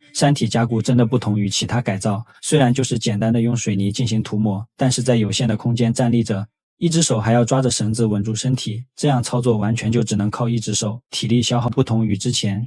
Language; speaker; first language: Chinese; native; Chinese